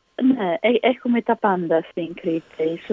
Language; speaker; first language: Greek; non-native, learner; English